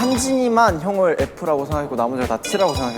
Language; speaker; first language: Korean; native; Korean